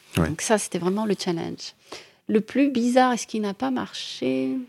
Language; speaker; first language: French; non-native, local second language; Arabic